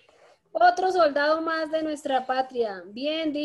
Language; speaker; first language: Spanish; native; Spanish